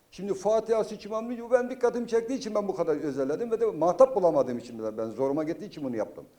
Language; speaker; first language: Turkish; native; Turkish